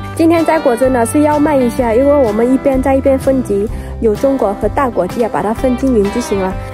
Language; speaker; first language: Chinese; non-native, fluent; Lao